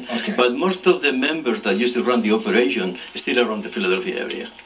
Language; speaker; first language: English; non-native, fluent; Spanish